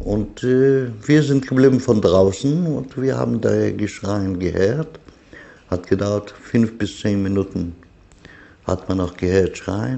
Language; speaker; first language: German; non-native, learner; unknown